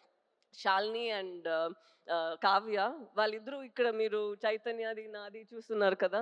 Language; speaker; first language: Telugu; non-native, fluent; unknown